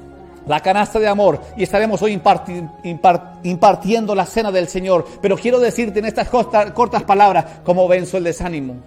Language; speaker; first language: Spanish; native; Spanish